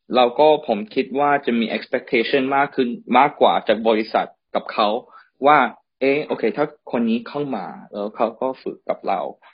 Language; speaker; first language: Thai; early bilingual, heritage; Thai